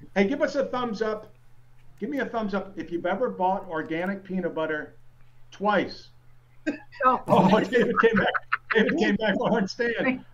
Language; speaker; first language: English; native; English